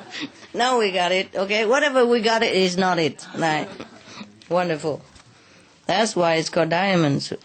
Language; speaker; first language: English; non-native, fluent; Vietnamese